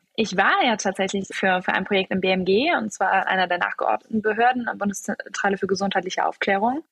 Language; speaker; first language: German; native; German